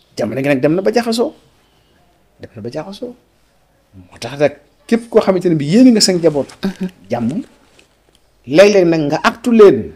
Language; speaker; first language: Wolof; native; Wolof